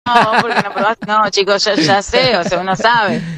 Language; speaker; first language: Spanish; native; Spanish